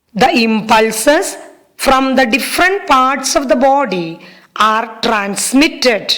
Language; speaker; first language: English; non-native, local second language; Malayalam